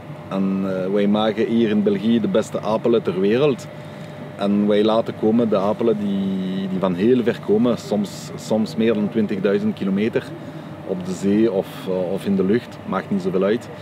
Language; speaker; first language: Dutch; non-native, local second language; French